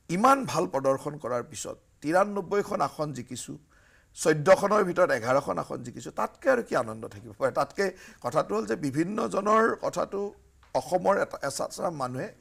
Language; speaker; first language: Assamese; native; Assamese